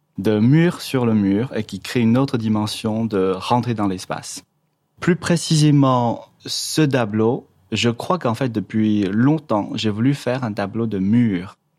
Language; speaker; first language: French; non-native, fluent; Chinese